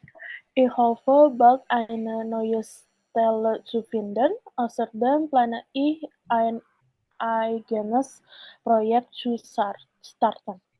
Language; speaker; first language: German; non-native, learner; Indonesian